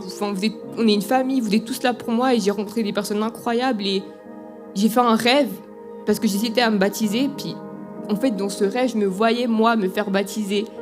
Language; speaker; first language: French; early bilingual, other home language; Spanish